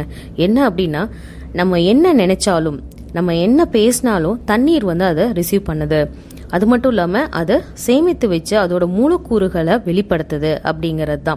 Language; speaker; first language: Tamil; native; Tamil